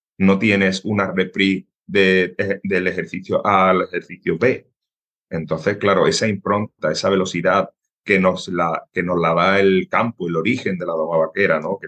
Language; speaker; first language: Spanish; native; Spanish